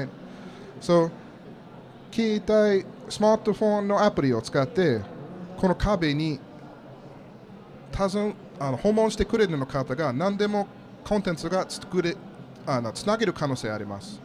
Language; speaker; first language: Japanese; non-native, learner; English